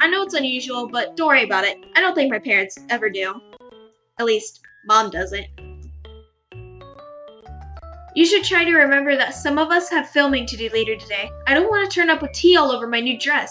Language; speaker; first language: English; native; English